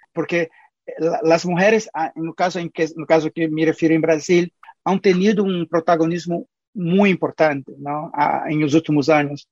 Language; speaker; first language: Spanish; non-native, fluent; Portuguese